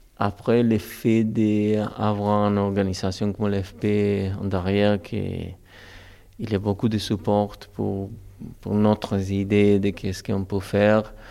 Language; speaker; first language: French; non-native, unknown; Spanish